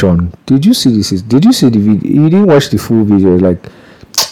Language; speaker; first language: English; non-native, local second language; Yoruba